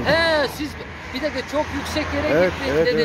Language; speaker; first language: Turkish; native; Turkish